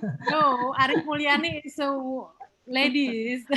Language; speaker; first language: English; non-native, learner; Indonesian